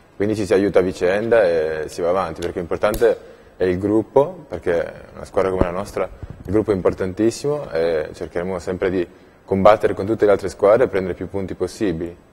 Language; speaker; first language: Italian; native; Italian